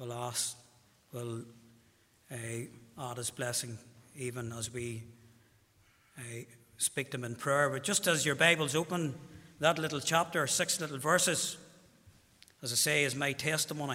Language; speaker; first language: English; native; English